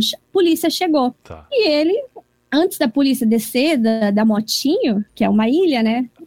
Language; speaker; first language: Portuguese; early bilingual, heritage; Japanese